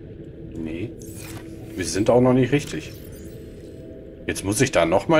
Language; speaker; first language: German; native; German